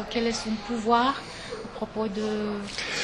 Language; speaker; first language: French; non-native, fluent; Romanian